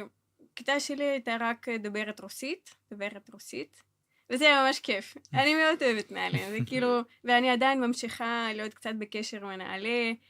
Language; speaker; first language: Hebrew; non-native, fluent; Russian